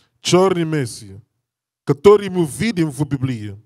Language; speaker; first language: Russian; non-native, learner; English